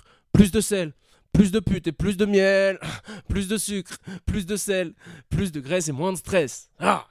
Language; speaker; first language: French; native; French